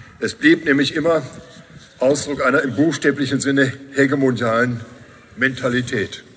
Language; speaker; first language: German; native; German